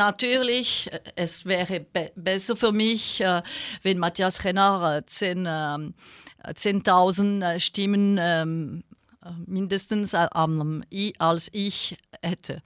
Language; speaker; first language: German; non-native, local second language; French